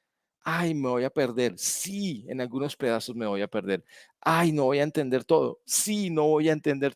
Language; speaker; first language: Spanish; native; Spanish